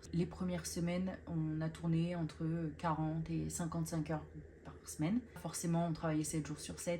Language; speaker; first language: French; native; French